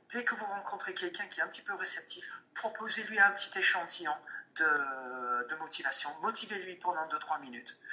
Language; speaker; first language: French; non-native, fluent; English